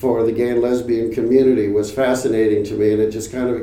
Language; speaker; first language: English; native; English